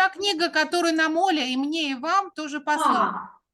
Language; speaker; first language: Russian; native; Russian